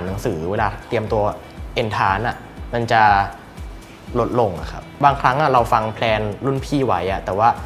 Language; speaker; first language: Thai; native; Thai